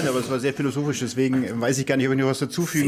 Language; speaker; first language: German; native; German